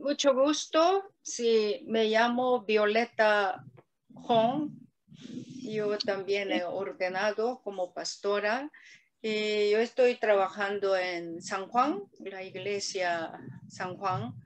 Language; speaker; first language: Spanish; non-native, learner; Korean